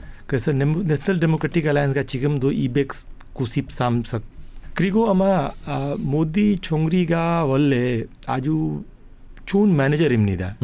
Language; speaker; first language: Korean; non-native, fluent; Hindi